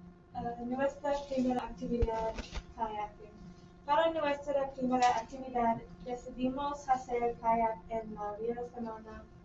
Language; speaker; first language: Spanish; non-native, learner; English